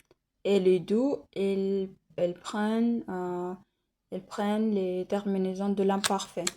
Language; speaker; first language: French; non-native, learner; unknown